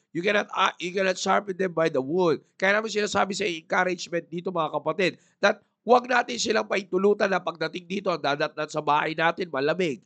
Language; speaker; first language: Filipino; native; Filipino